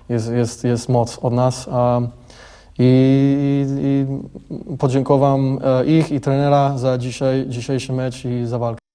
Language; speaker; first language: Polish; early bilingual, heritage; English